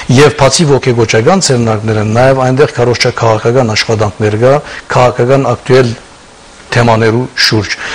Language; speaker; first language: Armenian; early bilingual, heritage; Armenian